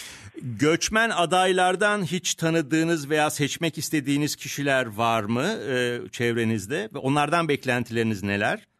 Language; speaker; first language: Turkish; native; Turkish